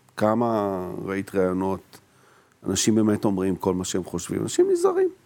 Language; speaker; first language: Hebrew; native; Hebrew